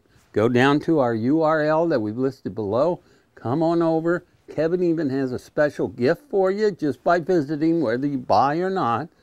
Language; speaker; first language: English; native; English